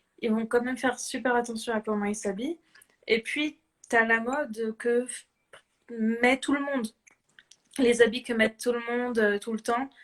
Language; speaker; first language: French; native; French